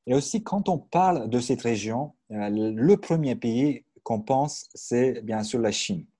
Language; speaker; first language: French; non-native, fluent; Turkish